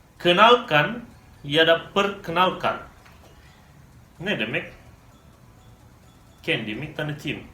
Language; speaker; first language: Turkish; non-native, fluent; Indonesian